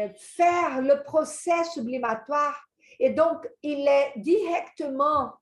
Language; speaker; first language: French; non-native, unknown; Portuguese